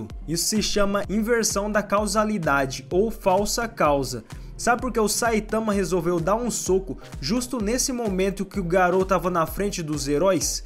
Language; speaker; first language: Portuguese; native; Portuguese